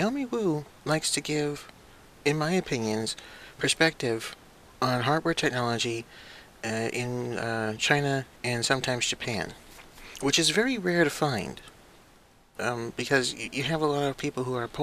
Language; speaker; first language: English; native; English